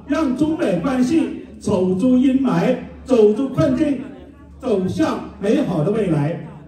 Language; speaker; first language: Chinese; native; Chinese